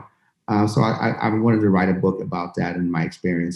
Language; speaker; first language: English; early bilingual, other home language; Persian